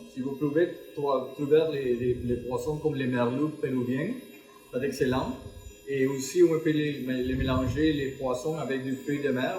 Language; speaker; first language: French; non-native, fluent; Spanish